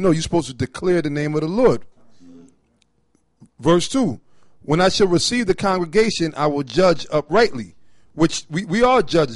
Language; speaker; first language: English; native; English